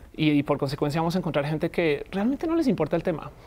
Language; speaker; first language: Spanish; native; Spanish